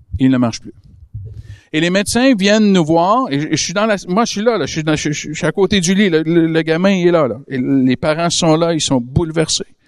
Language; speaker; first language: French; native; French